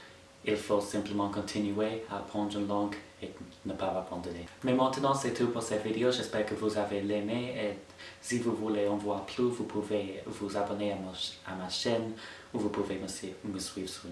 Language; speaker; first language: French; non-native, fluent; English